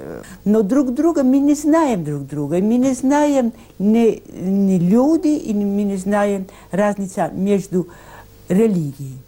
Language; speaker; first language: Russian; non-native, learner; Italian